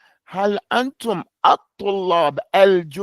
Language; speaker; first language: Arabic; non-native, fluent; English